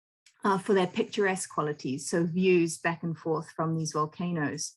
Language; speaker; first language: English; native; English